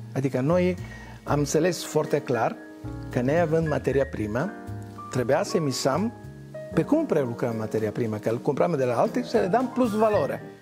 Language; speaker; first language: Romanian; non-native, fluent; Italian